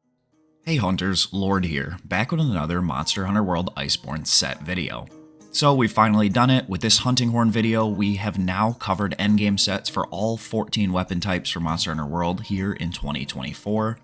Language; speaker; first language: English; native; English